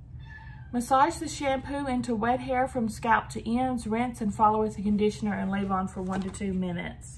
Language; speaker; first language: English; native; English